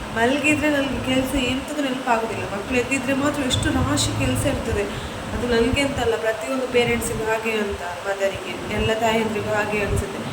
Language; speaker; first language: Kannada; non-native, local second language; Tulu